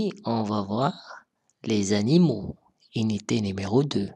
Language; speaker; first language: French; non-native, local second language; Arabic